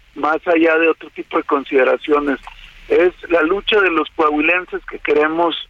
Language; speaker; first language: Spanish; native; Spanish